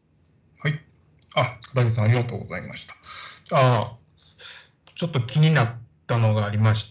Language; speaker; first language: Japanese; native; Japanese